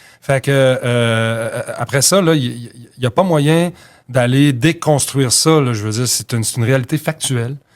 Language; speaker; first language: French; native; French